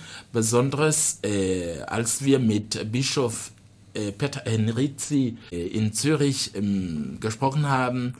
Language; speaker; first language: German; non-native, fluent; Rundi